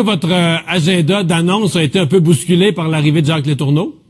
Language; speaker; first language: French; native; French